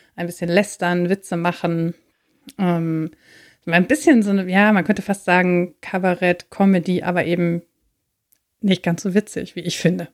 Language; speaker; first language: German; native; German